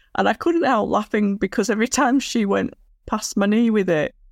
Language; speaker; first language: English; native; English